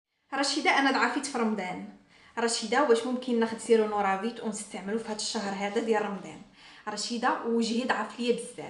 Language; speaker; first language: Arabic; native; Arabic